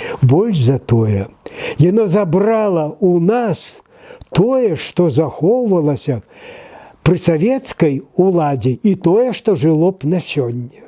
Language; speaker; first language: Belarusian; native; Belarusian